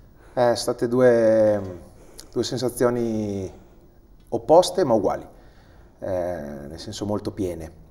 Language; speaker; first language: Italian; native; Italian